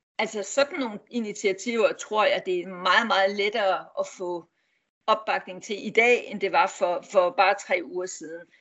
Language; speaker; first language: Danish; native; Danish